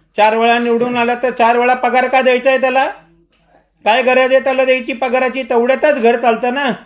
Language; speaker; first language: Marathi; non-native, local second language; Marwari